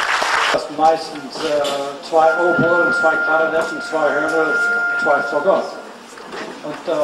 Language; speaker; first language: German; non-native, learner; English